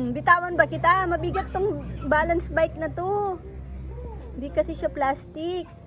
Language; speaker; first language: Filipino; native; Filipino